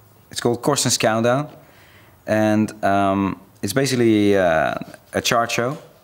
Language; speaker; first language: English; non-native, fluent; Dutch